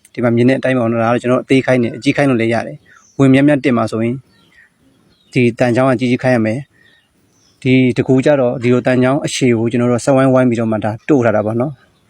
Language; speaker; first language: Burmese; native; Burmese